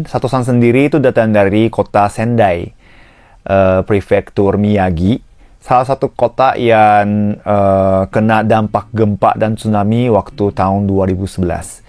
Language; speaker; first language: Indonesian; non-native, fluent; Japanese